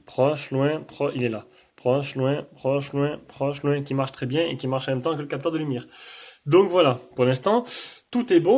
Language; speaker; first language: French; native; French